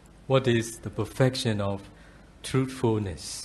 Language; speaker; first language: English; non-native, fluent; Burmese